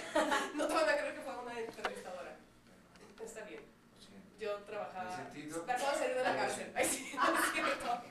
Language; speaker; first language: Spanish; native; Spanish